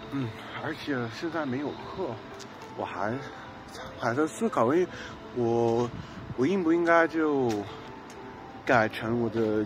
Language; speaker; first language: Chinese; non-native, fluent; English